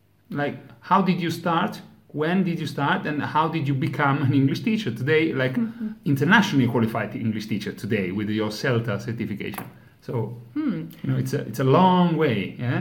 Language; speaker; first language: English; non-native, fluent; Italian